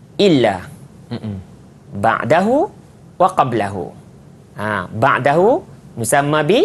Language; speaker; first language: Arabic; non-native, fluent; Malay